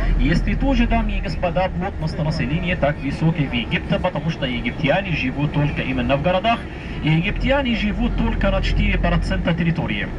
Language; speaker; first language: Russian; non-native, fluent; Arabic